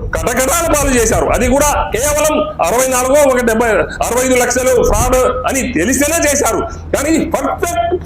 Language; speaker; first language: Telugu; native; Telugu